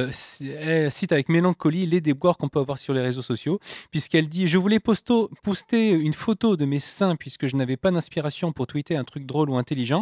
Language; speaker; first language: French; native; French